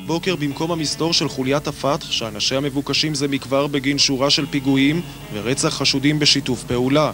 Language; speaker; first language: Hebrew; native; Hebrew